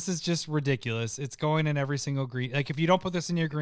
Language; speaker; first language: English; native; English